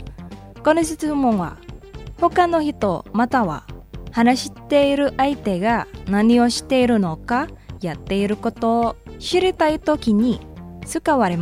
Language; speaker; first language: Japanese; non-native, fluent; Indonesian